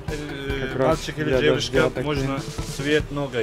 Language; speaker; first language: Russian; non-native, learner; Turkish